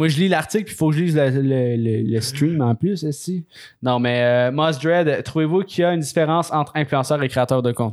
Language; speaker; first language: French; native; French